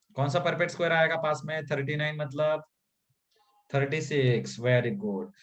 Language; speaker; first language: Hindi; non-native, local second language; Marathi